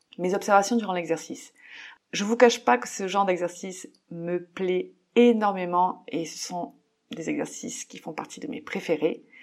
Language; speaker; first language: French; native; French